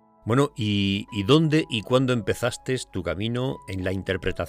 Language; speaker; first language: Spanish; native; Spanish